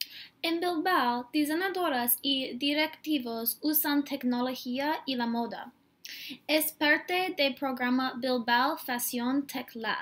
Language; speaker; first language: Spanish; non-native, learner; English